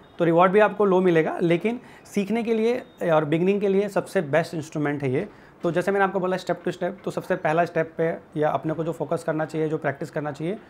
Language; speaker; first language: Hindi; native; Hindi